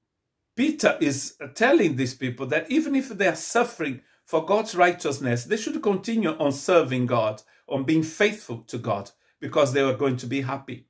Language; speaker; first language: English; non-native, fluent; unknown